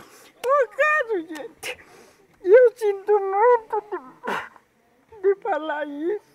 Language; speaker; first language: Portuguese; non-native, local second language; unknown